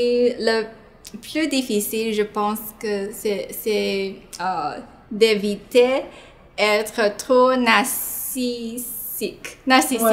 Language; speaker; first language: French; non-native, fluent; Chinese